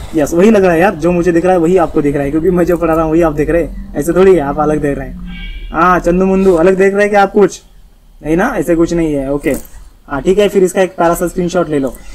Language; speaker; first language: Hindi; non-native, local second language; Marathi